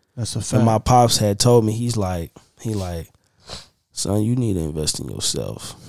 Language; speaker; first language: English; native; English